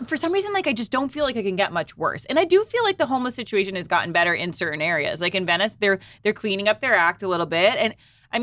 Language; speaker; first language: English; native; English